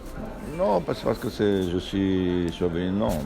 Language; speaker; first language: French; non-native, fluent; Romanian